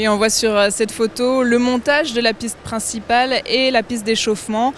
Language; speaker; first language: French; native; French